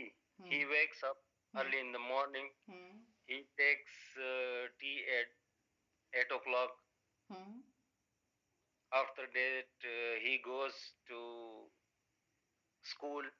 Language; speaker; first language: English; non-native, learner; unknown